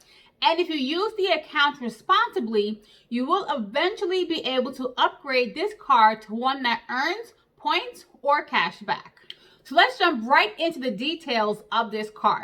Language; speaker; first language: English; native; English